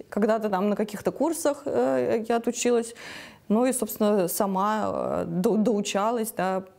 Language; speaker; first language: Russian; native; Russian